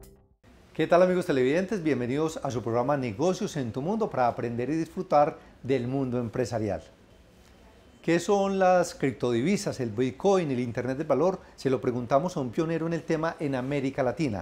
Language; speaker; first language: Spanish; native; Spanish